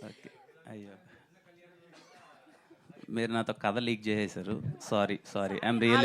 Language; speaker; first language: Telugu; native; Telugu